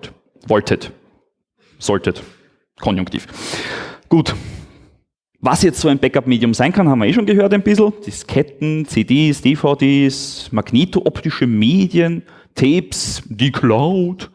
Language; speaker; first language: German; native; German